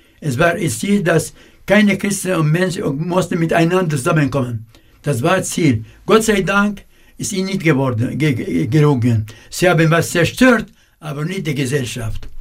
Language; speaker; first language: German; non-native, fluent; Arabic